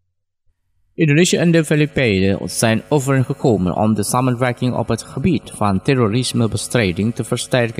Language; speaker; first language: Dutch; non-native, fluent; Indonesian